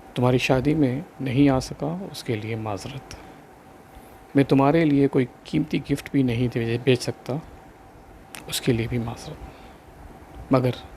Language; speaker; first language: Urdu; non-native, local second language; Sindhi